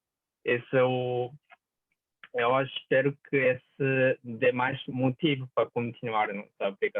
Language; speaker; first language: Portuguese; non-native, fluent; Japanese